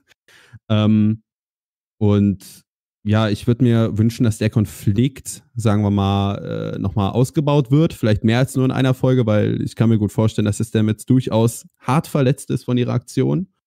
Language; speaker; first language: German; native; German